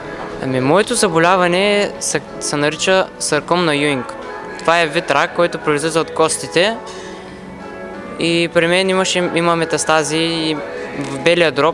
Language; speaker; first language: Bulgarian; native; Bulgarian